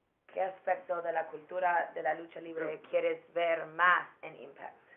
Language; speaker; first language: Spanish; non-native, learner; English